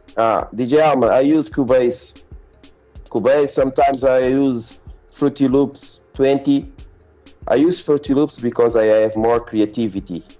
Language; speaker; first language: English; non-native, learner; Portuguese